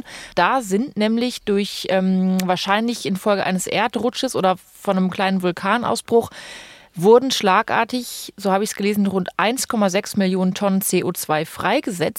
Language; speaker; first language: German; native; German